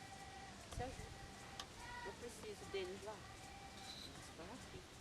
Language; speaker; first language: Portuguese; non-native, local second language; Guarani